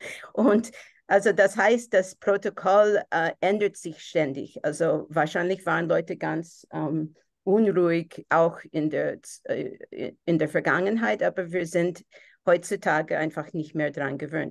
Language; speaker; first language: German; non-native, fluent; English